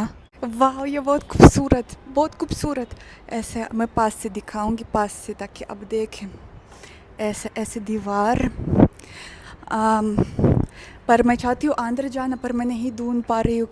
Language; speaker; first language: Hindi; non-native, learner; Russian